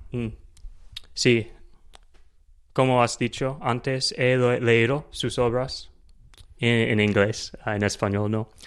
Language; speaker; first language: Spanish; non-native, learner; English